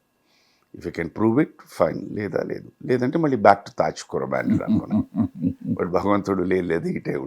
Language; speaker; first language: Telugu; native; Telugu